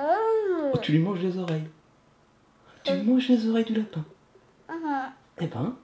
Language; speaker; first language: French; native; French